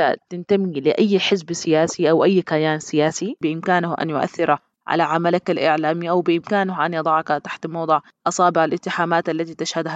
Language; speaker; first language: Arabic; native; Arabic